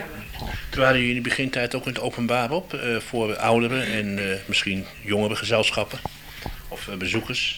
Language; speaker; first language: Dutch; native; Dutch